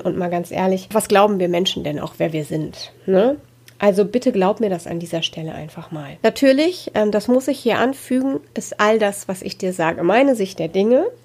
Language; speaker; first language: German; native; German